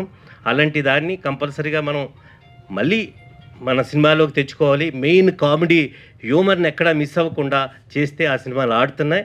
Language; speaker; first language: Telugu; native; Telugu